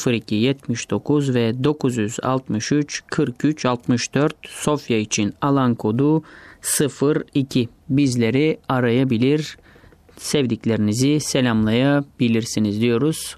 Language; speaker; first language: Turkish; native; Turkish